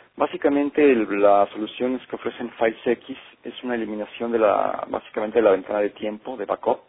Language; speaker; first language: Spanish; native; Spanish